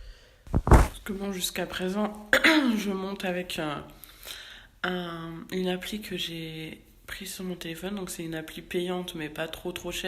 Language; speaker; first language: French; native; French